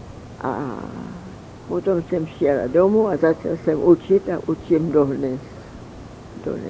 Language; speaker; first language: Czech; early bilingual, heritage; Czech